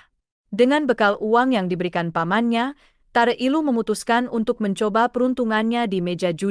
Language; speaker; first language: Indonesian; native; Indonesian